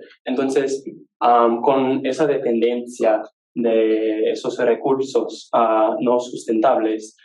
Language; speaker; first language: Spanish; non-native, learner; English